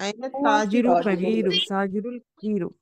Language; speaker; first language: Arabic; non-native, learner; Urdu